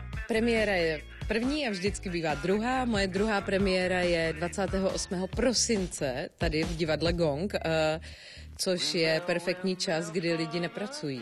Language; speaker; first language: Czech; native; Czech